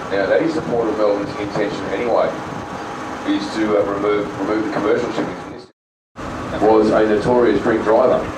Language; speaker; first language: English; native; English